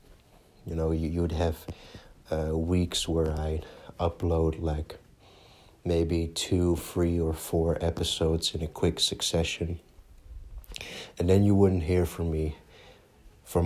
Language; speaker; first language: English; non-native, fluent; Dutch